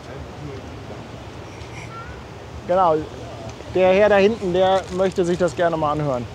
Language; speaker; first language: German; native; German